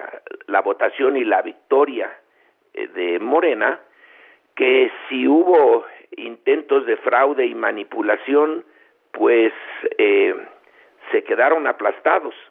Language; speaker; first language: Spanish; native; Spanish